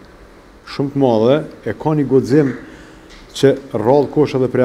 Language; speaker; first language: Albanian; native; Albanian